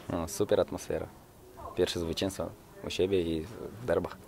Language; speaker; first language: Polish; non-native, learner; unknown